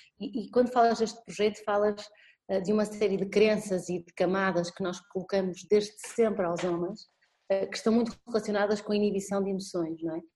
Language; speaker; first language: Portuguese; native; Portuguese